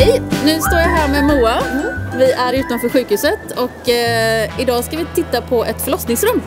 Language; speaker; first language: Swedish; native; Swedish